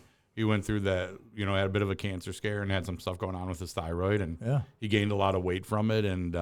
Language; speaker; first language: English; native; English